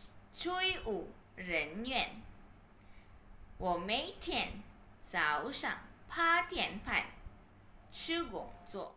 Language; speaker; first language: Chinese; non-native, learner; Malay